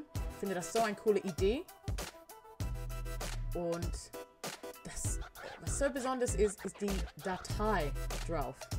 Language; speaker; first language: German; non-native, learner; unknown